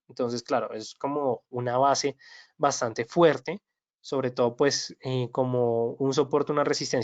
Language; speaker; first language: Spanish; native; Spanish